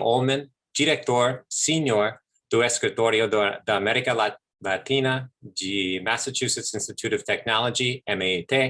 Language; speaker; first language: Portuguese; non-native, fluent; English